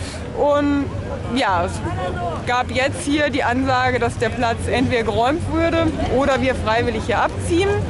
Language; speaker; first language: German; native; German